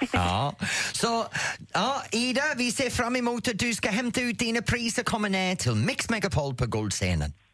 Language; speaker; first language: Swedish; non-native, fluent; English